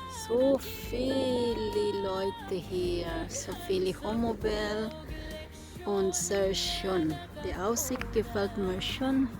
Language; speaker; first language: German; non-native, learner; Cebuano